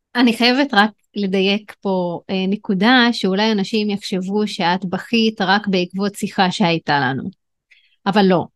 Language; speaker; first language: Hebrew; non-native, local second language; Arabic